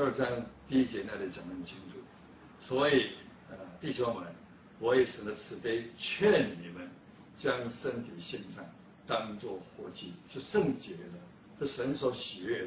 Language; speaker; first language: Chinese; native; Chinese